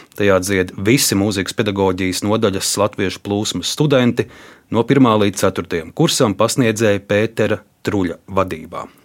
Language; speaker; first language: Latvian; native; Latvian